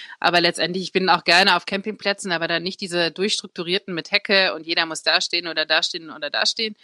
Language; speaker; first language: German; native; German